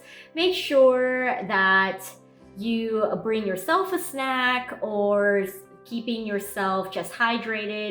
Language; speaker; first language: English; native; English